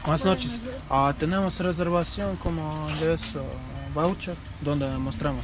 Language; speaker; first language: Spanish; non-native, learner; Croatian